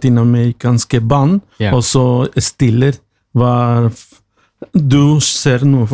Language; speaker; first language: Norwegian; non-native, learner; Spanish